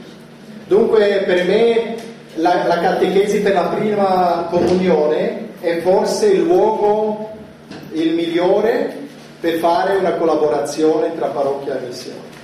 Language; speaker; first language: Italian; non-native, fluent; German